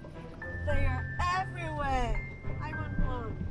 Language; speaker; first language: English; non-native, fluent; Portuguese